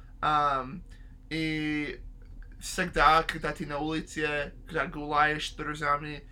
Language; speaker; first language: Russian; non-native, learner; English